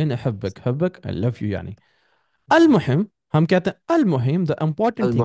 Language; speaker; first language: Arabic; non-native, fluent; Urdu